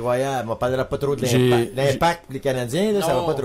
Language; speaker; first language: French; native; French